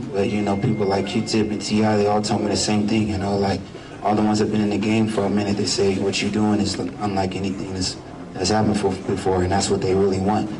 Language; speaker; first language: English; native; English